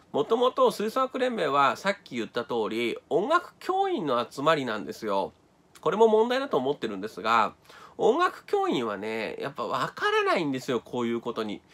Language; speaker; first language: Japanese; native; Japanese